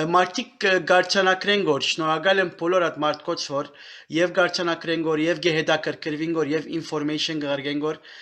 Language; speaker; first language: Armenian; native; Armenian